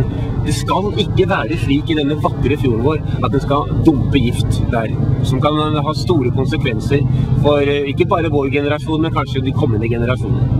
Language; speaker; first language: Norwegian; native; Norwegian